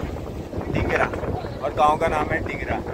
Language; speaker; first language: Hindi; native; Hindi